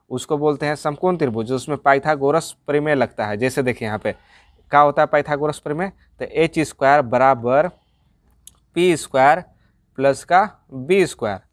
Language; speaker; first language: Hindi; native; Hindi